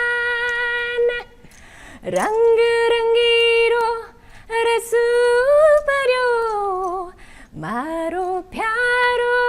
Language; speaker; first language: Hindi; non-native, learner; Japanese